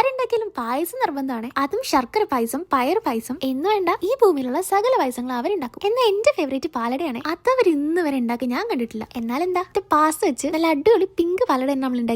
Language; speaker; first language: Malayalam; native; Malayalam